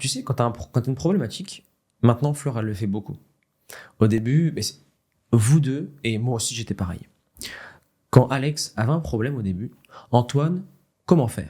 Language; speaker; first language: French; native; French